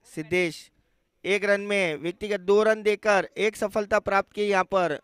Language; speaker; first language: Hindi; non-native, local second language; Marathi